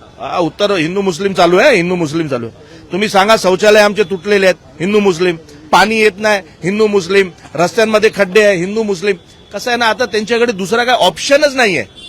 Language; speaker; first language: Marathi; non-native, local second language; Gujarati